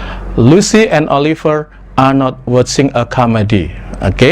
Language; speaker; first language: English; non-native, fluent; Indonesian